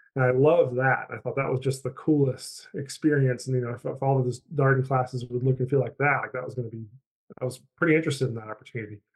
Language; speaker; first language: English; native; English